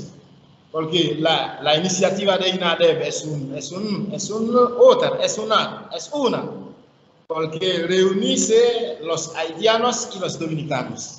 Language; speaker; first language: Spanish; non-native, learner; Haitian Creole